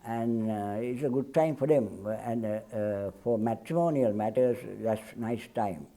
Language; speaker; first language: English; non-native, local second language; Sinhala